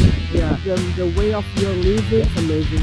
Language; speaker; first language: English; non-native, learner; Portuguese